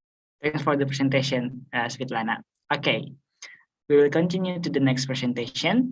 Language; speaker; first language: English; non-native, fluent; Indonesian